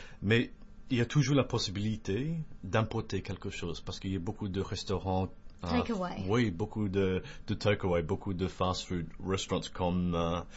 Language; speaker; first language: French; non-native, fluent; English